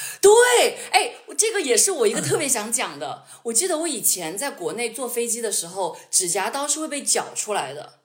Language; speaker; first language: Chinese; native; Chinese